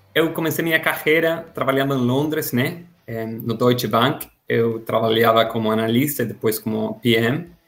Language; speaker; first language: Portuguese; non-native, fluent; Spanish